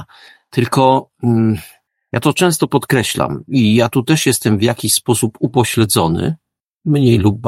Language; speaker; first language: Polish; native; Polish